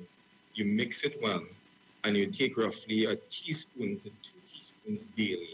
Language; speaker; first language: English; native; English